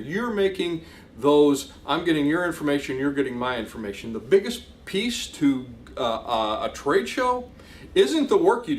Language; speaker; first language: English; native; English